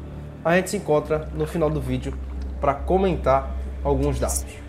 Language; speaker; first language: Portuguese; native; Portuguese